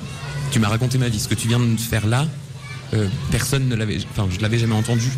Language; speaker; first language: French; native; French